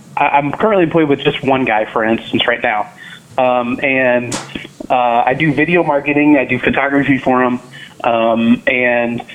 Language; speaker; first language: English; native; English